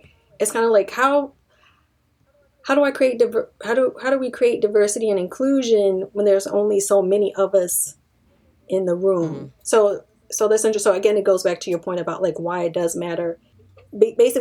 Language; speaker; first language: English; native; English